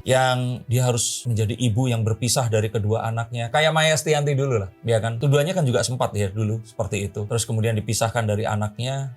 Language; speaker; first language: Indonesian; native; Indonesian